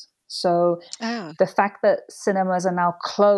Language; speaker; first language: English; native; English